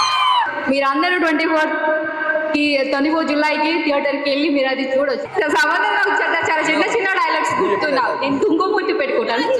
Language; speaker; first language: Telugu; non-native, fluent; Odia